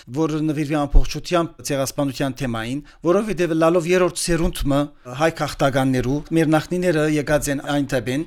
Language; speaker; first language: Armenian; early bilingual, heritage; Armenian